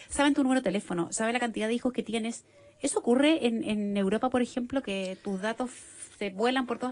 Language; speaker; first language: Spanish; native; Spanish